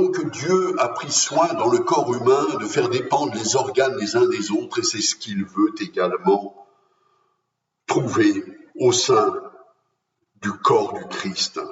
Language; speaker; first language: French; native; French